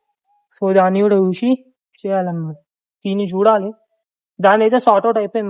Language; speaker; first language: Telugu; native; Telugu